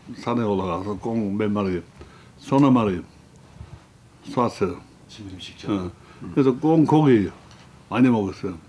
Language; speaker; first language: Korean; non-native, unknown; English